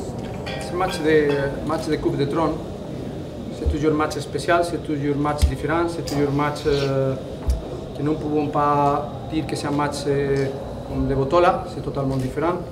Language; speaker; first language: French; non-native, fluent; Spanish